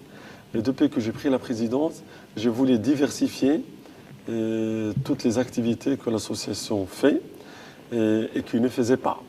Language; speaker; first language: French; non-native, local second language; Arabic